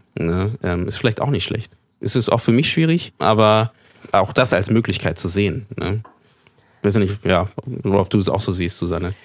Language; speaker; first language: German; native; German